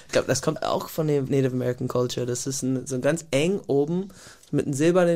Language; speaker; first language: German; non-native, fluent; English